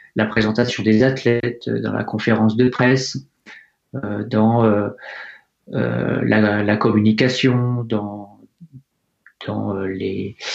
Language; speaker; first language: French; native; French